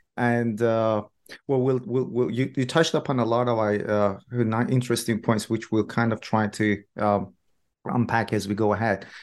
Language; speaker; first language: English; non-native, fluent; Persian